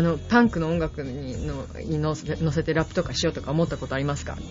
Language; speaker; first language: Japanese; native; Japanese